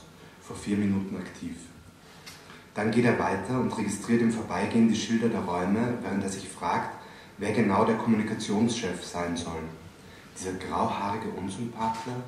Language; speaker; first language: German; native; German